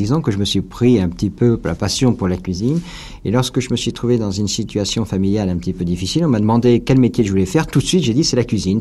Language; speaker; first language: French; native; French